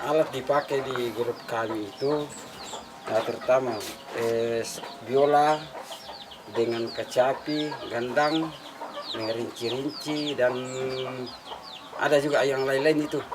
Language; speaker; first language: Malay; non-native, local second language; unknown